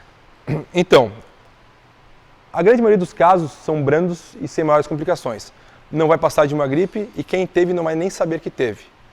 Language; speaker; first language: Portuguese; native; Portuguese